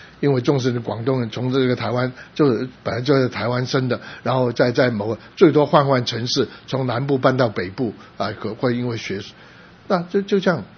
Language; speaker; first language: Chinese; early bilingual, other home language; Cantonese